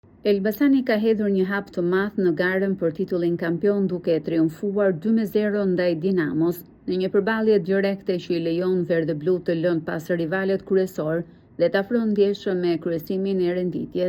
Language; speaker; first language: Albanian; native; Albanian